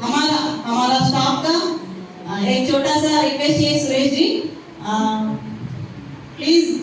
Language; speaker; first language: Hindi; non-native, local second language; Telugu